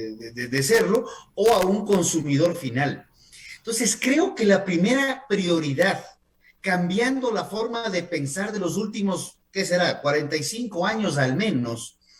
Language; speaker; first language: Spanish; native; Spanish